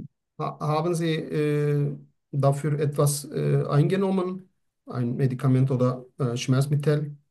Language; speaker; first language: German; non-native, learner; Turkish